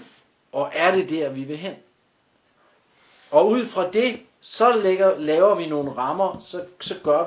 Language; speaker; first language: Danish; native; Danish